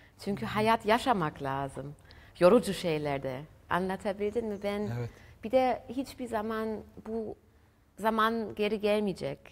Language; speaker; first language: Turkish; early bilingual, heritage; German